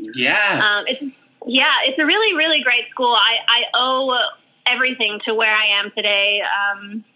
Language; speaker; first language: English; early bilingual, other home language; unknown